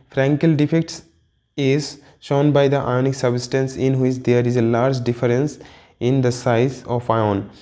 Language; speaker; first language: English; non-native, local second language; Bangla